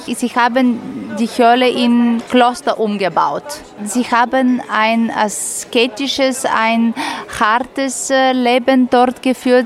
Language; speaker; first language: German; non-native, fluent; Bulgarian